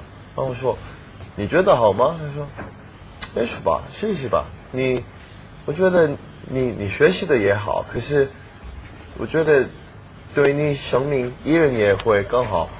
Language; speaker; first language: Chinese; non-native, learner; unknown